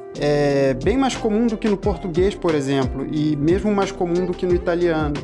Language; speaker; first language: Portuguese; native; Portuguese